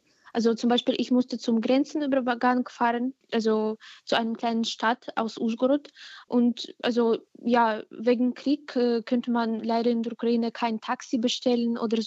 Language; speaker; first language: German; non-native, fluent; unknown